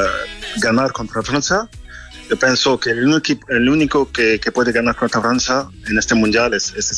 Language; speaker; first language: Spanish; non-native, fluent; French